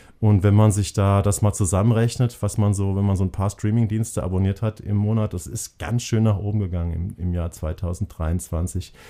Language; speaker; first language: German; native; German